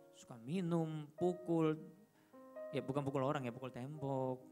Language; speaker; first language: Indonesian; non-native, fluent; Korean